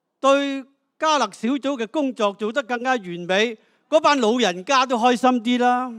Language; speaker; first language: Cantonese; native; Cantonese